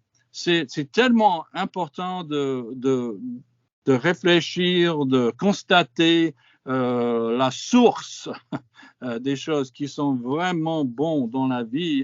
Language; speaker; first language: French; non-native, fluent; English